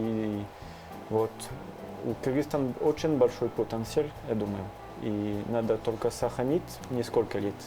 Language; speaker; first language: Russian; non-native, learner; French